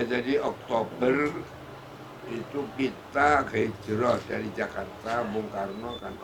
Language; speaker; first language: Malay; non-native, local second language; Javanese